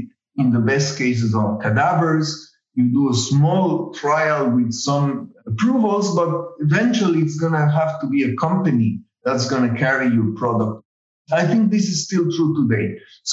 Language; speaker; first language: English; non-native, fluent; Spanish